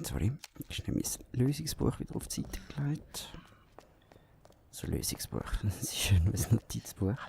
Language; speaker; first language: German; native; German